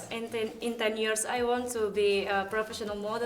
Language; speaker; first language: English; non-native, learner; Indonesian